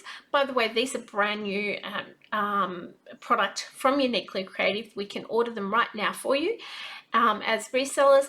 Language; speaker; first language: English; native; English